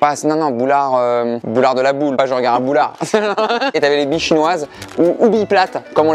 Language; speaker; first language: French; native; French